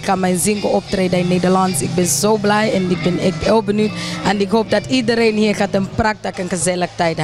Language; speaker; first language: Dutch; non-native, learner; English